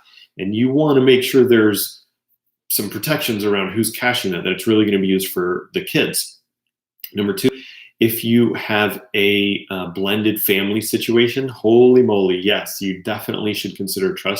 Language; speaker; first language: English; native; English